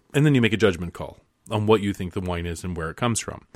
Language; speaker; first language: English; native; English